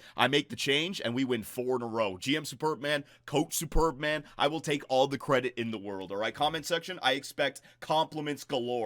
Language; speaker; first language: English; native; English